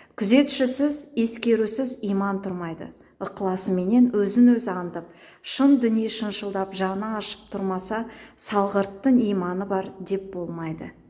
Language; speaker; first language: Kazakh; non-native, local second language; Uyghur